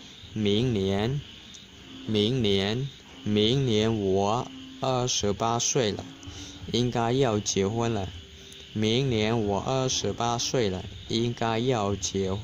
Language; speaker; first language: Chinese; non-native, fluent; Khmer